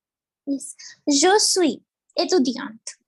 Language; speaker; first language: French; non-native, learner; Bangla